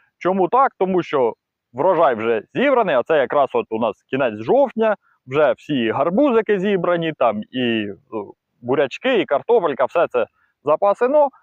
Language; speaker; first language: Ukrainian; non-native, local second language; Russian